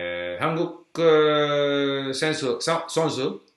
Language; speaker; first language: Korean; non-native, learner; English